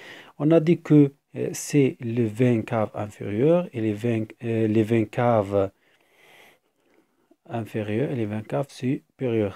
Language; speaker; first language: French; non-native, fluent; Arabic